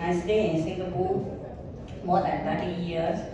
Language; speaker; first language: English; non-native, learner; Burmese